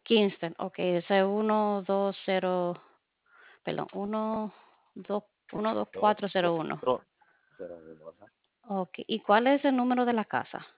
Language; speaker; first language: Spanish; early bilingual, heritage; Spanish